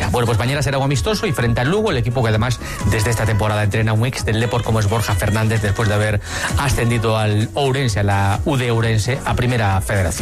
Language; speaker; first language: Spanish; native; Spanish